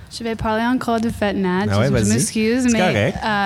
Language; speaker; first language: French; non-native, learner; English